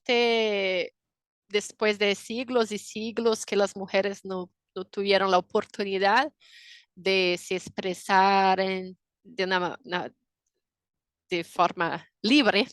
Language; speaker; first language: Spanish; non-native, fluent; Portuguese